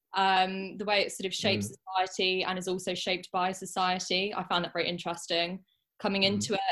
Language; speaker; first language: English; native; English